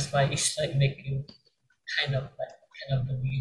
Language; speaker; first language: English; non-native, local second language; Chinese